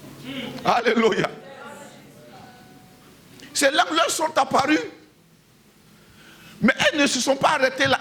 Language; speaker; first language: French; native; French